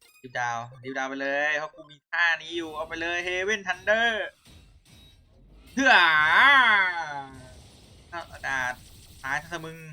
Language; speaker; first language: Thai; native; Thai